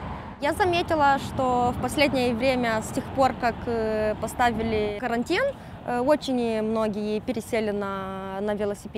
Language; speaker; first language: Russian; non-native, local second language; Romanian